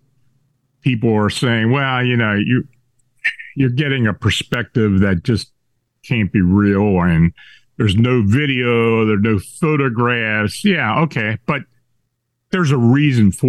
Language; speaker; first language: English; native; English